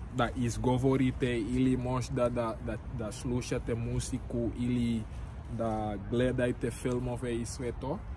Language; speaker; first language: Serbian; non-native, fluent; Dutch